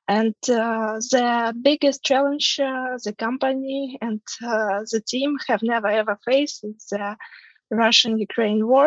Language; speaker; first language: English; non-native, fluent; Ukrainian